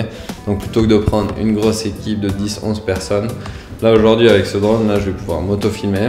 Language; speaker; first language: French; native; French